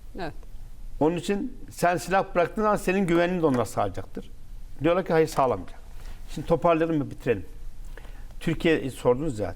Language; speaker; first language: Turkish; native; Turkish